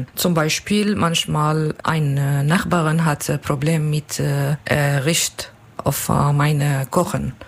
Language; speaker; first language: German; non-native, learner; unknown